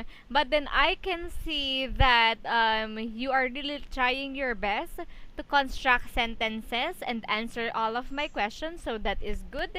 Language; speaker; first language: English; non-native, fluent; Filipino